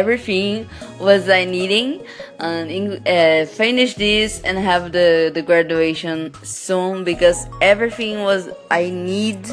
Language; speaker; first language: English; non-native, learner; Portuguese